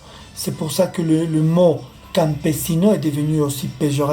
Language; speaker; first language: French; non-native, fluent; Spanish